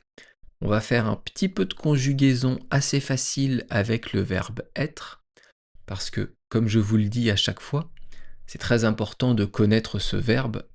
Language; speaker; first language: French; native; French